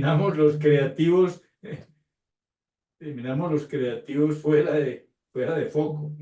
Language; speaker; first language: Spanish; native; Spanish